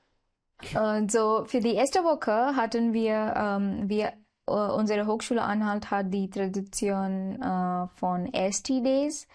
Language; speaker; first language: German; non-native, learner; Marathi